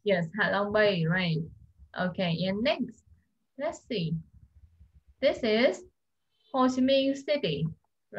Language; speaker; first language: English; non-native, fluent; Vietnamese